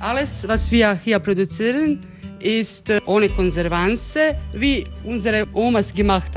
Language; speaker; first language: German; non-native, learner; Croatian